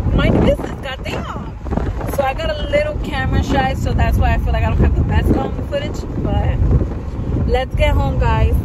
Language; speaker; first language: English; early bilingual, other home language; Spanish